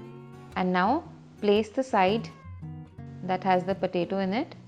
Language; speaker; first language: English; non-native, local second language; Hindi